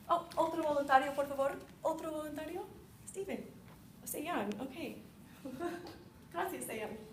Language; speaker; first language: Spanish; non-native, fluent; English